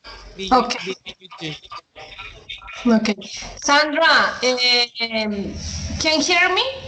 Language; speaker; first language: English; non-native, learner; Spanish